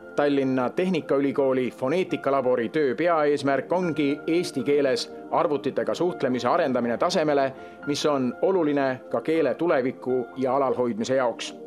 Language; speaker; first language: Estonian; native; Estonian